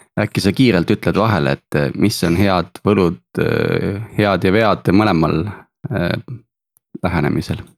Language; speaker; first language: Estonian; native; Estonian